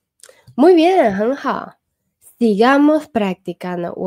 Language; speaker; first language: Spanish; non-native, fluent; Chinese